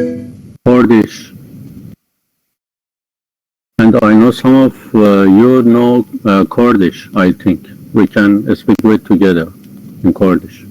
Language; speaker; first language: English; non-native, fluent; Persian